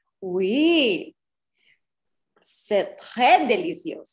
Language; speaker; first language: French; non-native, learner; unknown